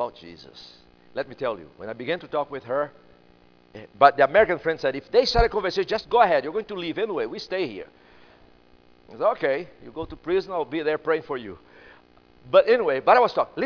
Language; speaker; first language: English; non-native, fluent; Portuguese